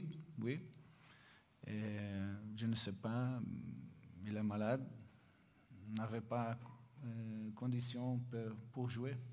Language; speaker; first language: French; non-native, learner; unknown